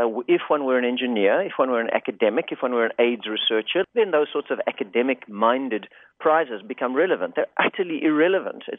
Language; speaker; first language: English; native; English